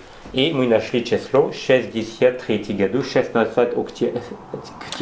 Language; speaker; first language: Russian; non-native, learner; French